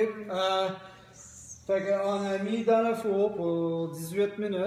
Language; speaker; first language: French; non-native, learner; English